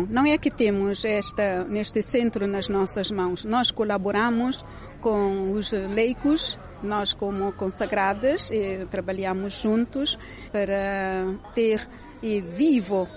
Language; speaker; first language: Portuguese; non-native, local second language; Kabuverdianu